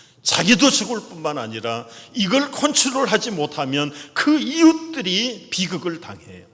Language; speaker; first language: Korean; native; Korean